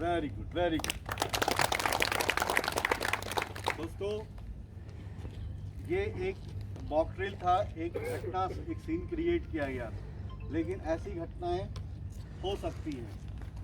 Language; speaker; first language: Hindi; native; Hindi